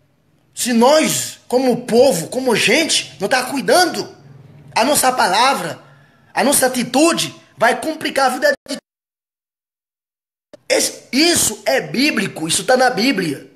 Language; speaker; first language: Portuguese; non-native, fluent; Haitian Creole